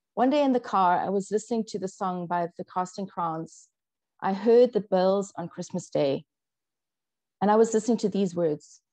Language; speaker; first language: English; native; English